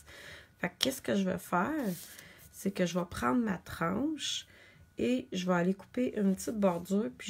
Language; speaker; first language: French; native; French